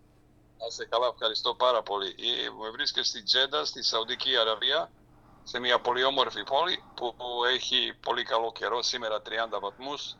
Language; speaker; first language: Greek; non-native, fluent; Serbian